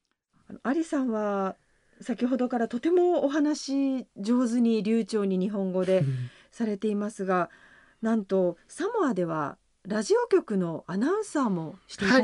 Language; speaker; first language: Japanese; native; Japanese